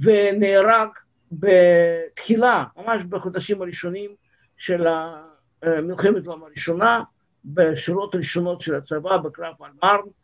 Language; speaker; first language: Hebrew; non-native, fluent; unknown